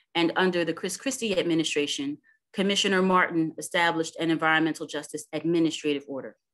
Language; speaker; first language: English; native; English